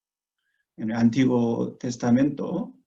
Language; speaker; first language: Spanish; non-native, fluent; Korean